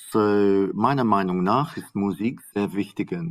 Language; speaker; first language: German; non-native, fluent; English